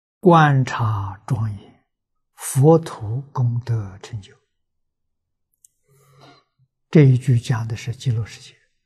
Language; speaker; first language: Chinese; native; Chinese